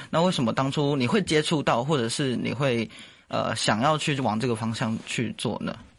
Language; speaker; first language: Chinese; native; Chinese